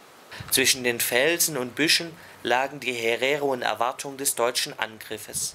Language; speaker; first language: German; native; German